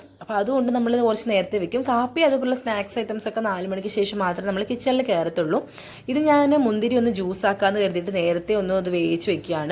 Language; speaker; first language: Malayalam; native; Malayalam